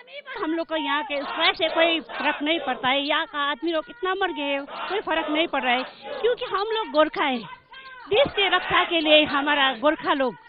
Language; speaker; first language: Hindi; non-native, local second language; Nepali